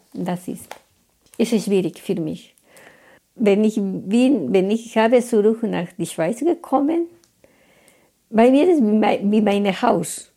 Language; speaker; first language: German; non-native, learner; Spanish